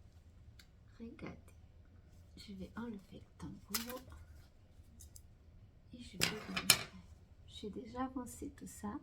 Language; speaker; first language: French; non-native, fluent; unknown